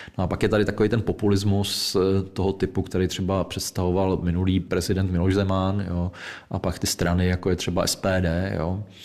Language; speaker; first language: Czech; native; Czech